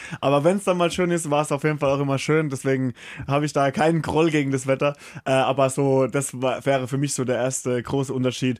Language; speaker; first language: German; native; German